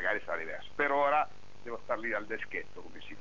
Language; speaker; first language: Italian; native; Italian